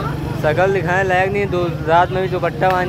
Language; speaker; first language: Hindi; native; Hindi